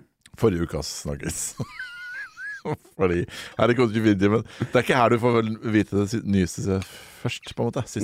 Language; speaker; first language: Norwegian; native; Norwegian